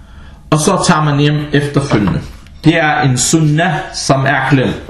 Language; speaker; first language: Danish; non-native, fluent; Arabic